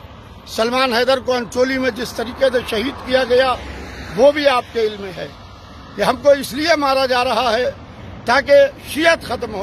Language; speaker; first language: Urdu; native; Urdu